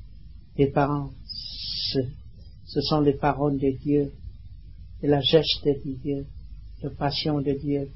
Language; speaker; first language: French; non-native, learner; Vietnamese